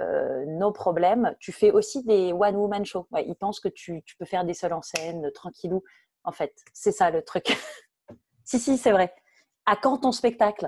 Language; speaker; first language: French; native; French